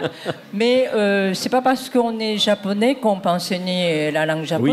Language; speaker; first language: French; non-native, fluent; Japanese